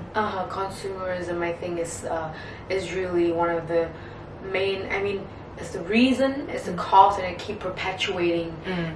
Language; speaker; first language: English; non-native, fluent; Vietnamese